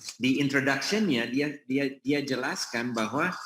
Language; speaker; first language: Indonesian; non-native, fluent; English